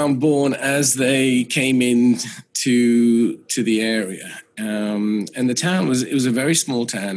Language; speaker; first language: English; native; English